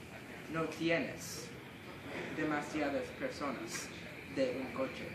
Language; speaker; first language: Spanish; non-native, learner; English